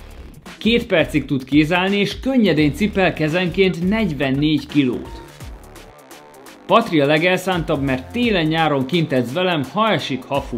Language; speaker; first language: Hungarian; native; Hungarian